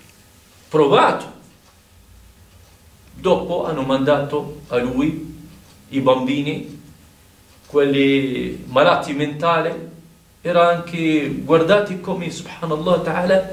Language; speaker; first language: Italian; non-native, fluent; Arabic